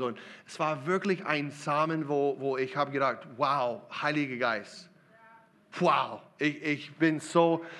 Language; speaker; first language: German; non-native, learner; English